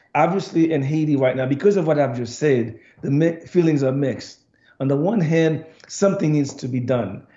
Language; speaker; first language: English; non-native, fluent; Haitian Creole